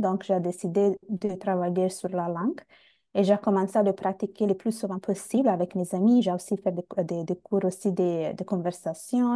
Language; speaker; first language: French; non-native, fluent; Bangla